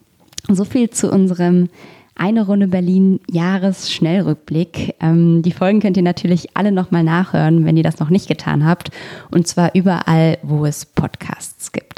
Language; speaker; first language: German; native; German